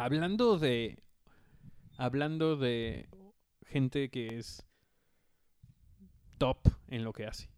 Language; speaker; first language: Spanish; native; Spanish